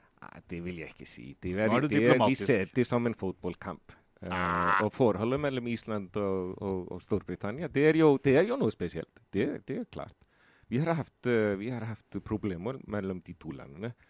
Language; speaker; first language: Norwegian; non-native, fluent; Icelandic